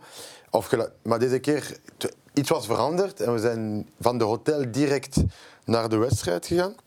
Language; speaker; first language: Dutch; non-native, local second language; French